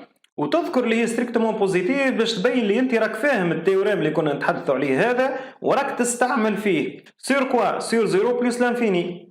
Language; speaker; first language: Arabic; native; Arabic